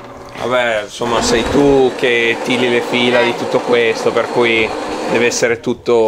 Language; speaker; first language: Italian; native; Italian